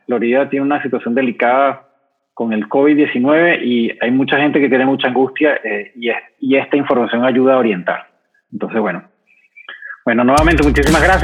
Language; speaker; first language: Spanish; native; Spanish